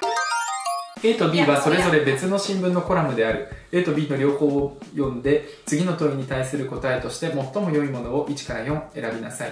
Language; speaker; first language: Japanese; early bilingual, other home language; Russian